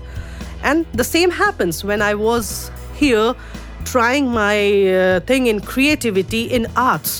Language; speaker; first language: English; non-native, local second language; Urdu